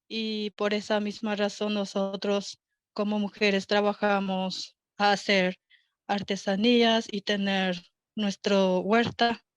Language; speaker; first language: Spanish; non-native, local second language; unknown